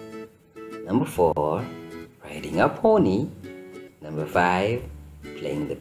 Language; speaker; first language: English; non-native, fluent; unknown